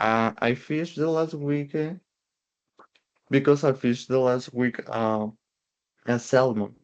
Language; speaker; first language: English; non-native, learner; Spanish